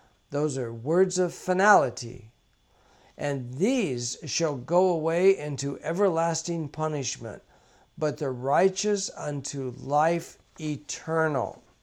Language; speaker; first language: English; native; English